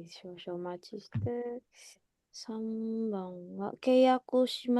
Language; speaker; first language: Japanese; non-native, learner; Indonesian